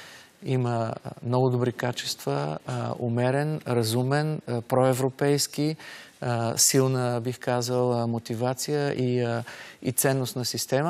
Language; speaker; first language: Bulgarian; native; Bulgarian